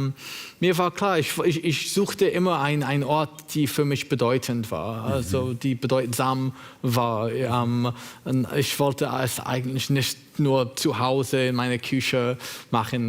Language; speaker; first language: German; non-native, fluent; English